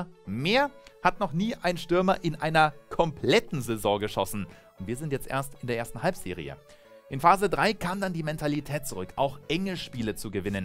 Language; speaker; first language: German; native; German